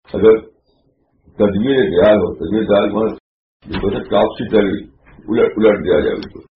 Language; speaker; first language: Urdu; native; Urdu